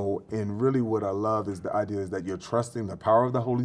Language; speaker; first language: English; native; English